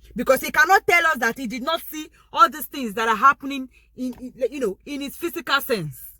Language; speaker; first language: English; non-native, local second language; Yoruba